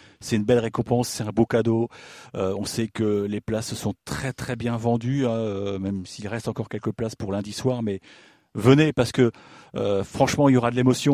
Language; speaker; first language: French; native; French